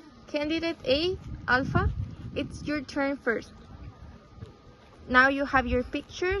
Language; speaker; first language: English; non-native, fluent; Spanish